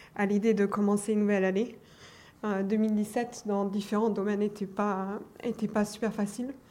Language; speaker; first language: French; non-native, fluent; German